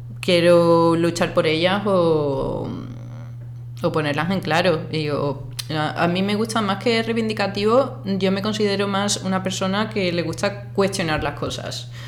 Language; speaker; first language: Spanish; native; Spanish